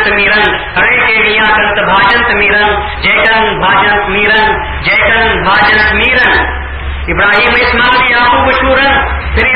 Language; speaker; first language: Urdu; native; Urdu